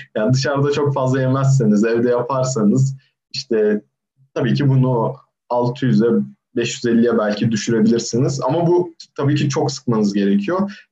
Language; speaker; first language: Turkish; native; Turkish